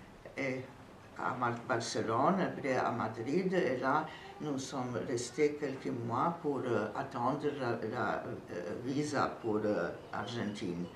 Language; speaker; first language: French; non-native, fluent; Serbian